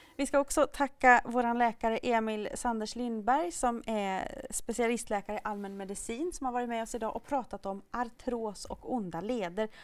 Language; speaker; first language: Swedish; native; Swedish